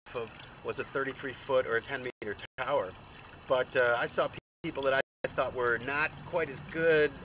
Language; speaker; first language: English; native; English